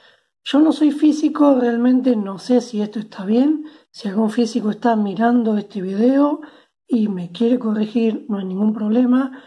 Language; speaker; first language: Spanish; native; Spanish